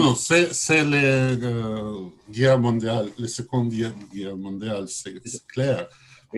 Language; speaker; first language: French; non-native, learner; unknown